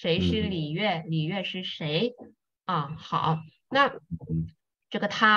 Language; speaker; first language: Chinese; non-native, fluent; Vietnamese